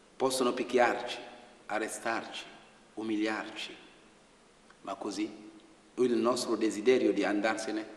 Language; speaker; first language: Italian; non-native, fluent; Wolof